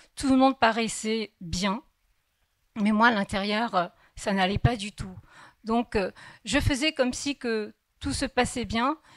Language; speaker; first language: French; early bilingual, other home language; Kabyle